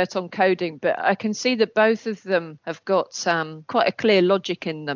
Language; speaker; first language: English; native; English